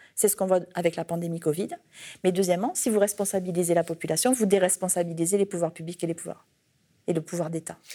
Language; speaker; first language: French; native; French